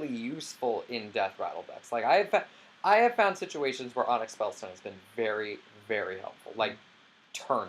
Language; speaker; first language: English; native; English